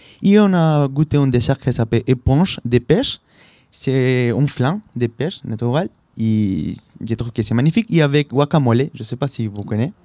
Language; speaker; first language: French; non-native, learner; Spanish